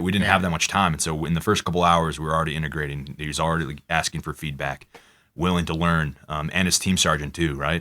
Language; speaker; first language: English; native; English